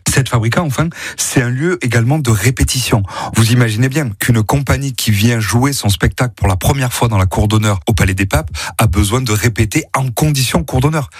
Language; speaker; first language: French; native; French